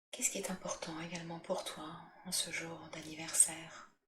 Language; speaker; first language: French; native; French